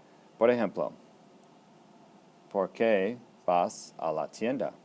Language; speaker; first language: Spanish; non-native, fluent; English